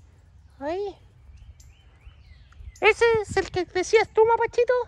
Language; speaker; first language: Spanish; native; Spanish